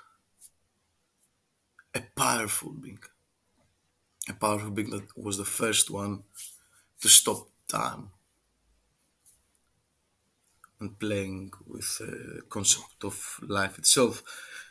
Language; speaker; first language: English; non-native, fluent; Greek